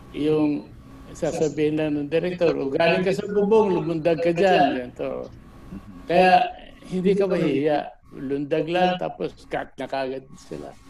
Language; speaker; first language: Filipino; native; Filipino